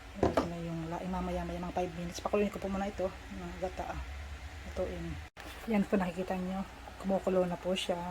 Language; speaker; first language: Filipino; non-native, local second language; Bikol